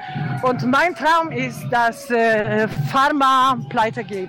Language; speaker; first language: German; non-native, fluent; Polish